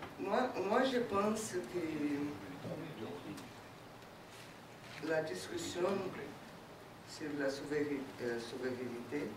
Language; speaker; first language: French; non-native, fluent; Portuguese